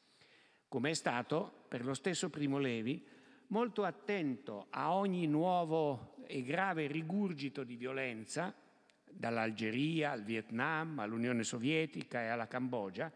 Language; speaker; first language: Italian; native; Italian